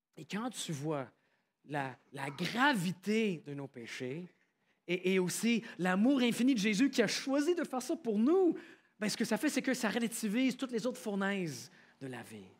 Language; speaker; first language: French; native; French